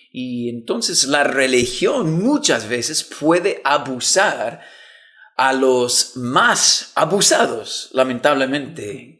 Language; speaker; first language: Spanish; non-native, fluent; English